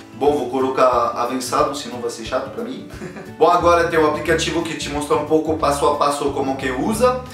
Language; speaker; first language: Portuguese; non-native, fluent; French